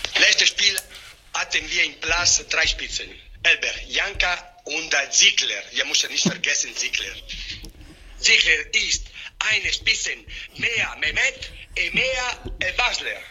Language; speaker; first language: German; non-native, learner; Italian